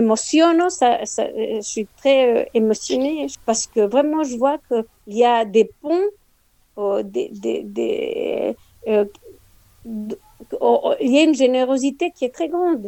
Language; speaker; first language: French; non-native, fluent; Spanish